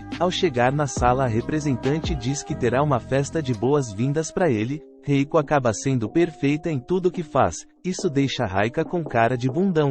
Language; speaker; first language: Portuguese; native; Portuguese